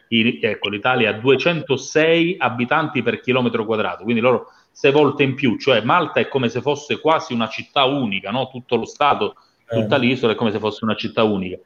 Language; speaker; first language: Italian; native; Italian